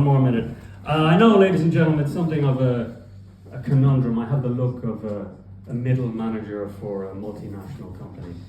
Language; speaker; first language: English; native; English